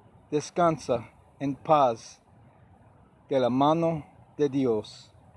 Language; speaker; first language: Spanish; non-native, learner; English